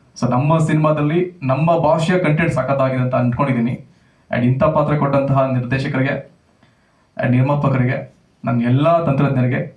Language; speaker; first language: Kannada; native; Kannada